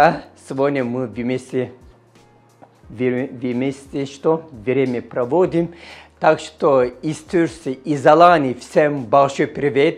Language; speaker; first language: Russian; non-native, learner; Turkish